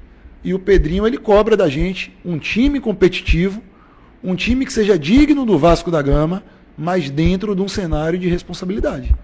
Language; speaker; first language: Portuguese; native; Portuguese